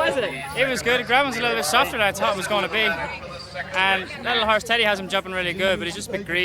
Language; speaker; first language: English; native; English